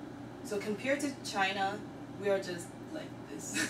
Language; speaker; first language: English; non-native, learner; Chinese